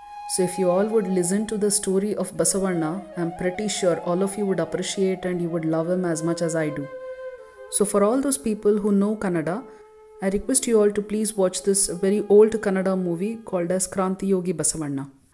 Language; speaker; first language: English; non-native, local second language; Kannada